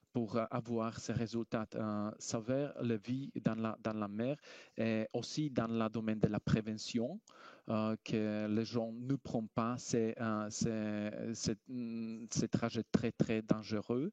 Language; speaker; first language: French; non-native, fluent; Slovak